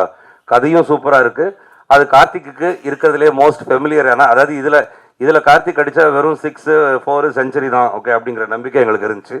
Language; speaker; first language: Tamil; native; Tamil